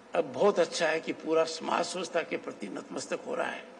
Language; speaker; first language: Hindi; native; Hindi